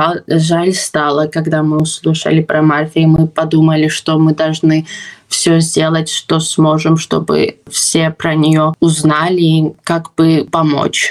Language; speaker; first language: Russian; non-native, fluent; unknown